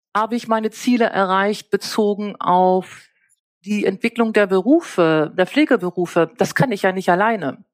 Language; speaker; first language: German; native; German